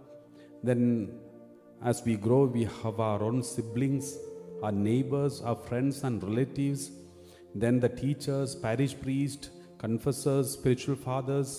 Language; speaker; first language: English; non-native, local second language; Malayalam